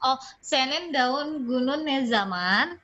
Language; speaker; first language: Turkish; non-native, learner; Indonesian